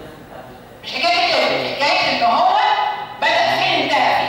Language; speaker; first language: Arabic; native; Arabic